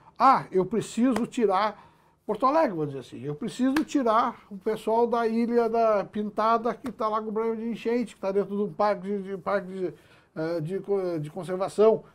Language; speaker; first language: Portuguese; native; Portuguese